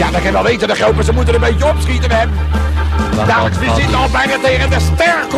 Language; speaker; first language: Dutch; native; Dutch